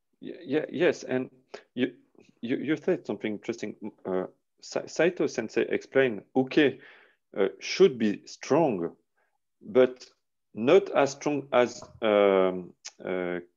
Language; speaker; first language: English; non-native, learner; French